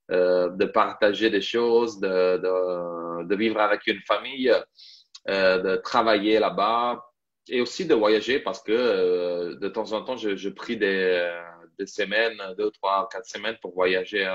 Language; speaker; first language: French; non-native, fluent; Italian